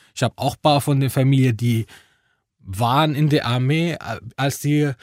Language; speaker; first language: German; non-native, fluent; Arabic